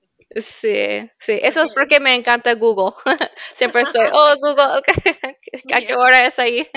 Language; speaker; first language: Spanish; early bilingual, heritage; Spanish